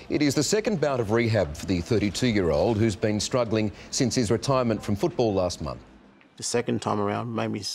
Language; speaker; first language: English; native; English